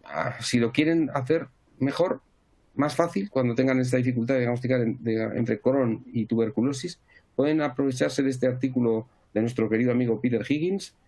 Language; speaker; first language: Spanish; native; Spanish